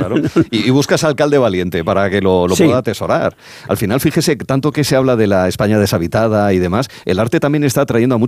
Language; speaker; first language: Spanish; native; Spanish